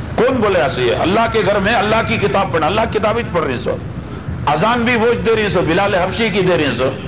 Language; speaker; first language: Urdu; native; Urdu